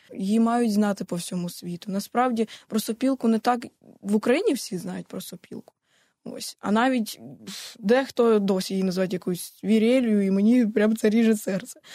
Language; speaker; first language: Ukrainian; native; Ukrainian